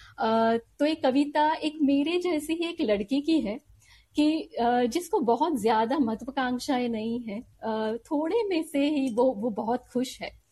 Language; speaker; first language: Hindi; non-native, local second language; Gujarati